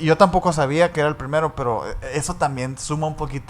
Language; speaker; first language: Spanish; native; Spanish